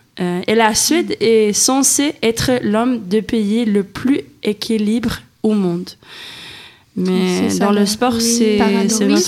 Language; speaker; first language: French; non-native, fluent; Swedish